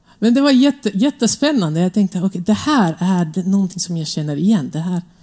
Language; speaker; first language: Swedish; non-native, fluent; Kurdish